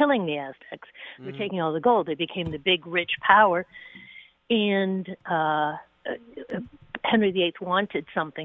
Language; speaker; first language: English; native; English